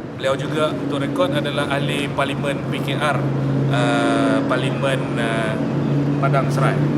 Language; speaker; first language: Malay; native; Malay